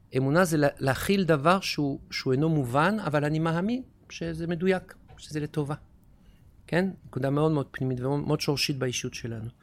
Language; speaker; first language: Hebrew; non-native, fluent; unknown